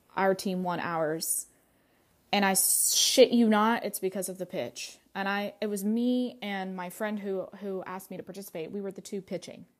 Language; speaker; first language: English; early bilingual, other home language; Russian